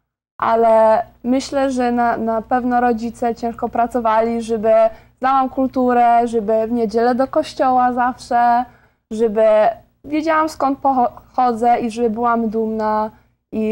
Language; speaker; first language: Polish; early bilingual, heritage; Polish